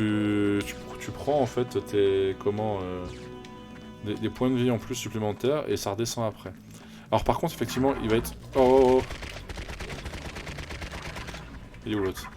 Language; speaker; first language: French; native; French